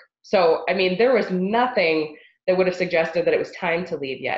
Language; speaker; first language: English; native; English